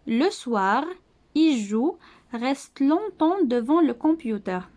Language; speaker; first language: French; non-native, local second language; Arabic